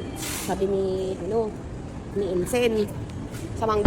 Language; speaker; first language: Filipino; native; Filipino